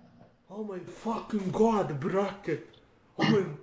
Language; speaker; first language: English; non-native, learner; Serbian